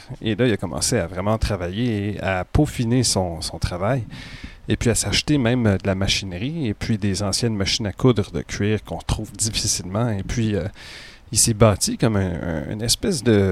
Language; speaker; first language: French; native; French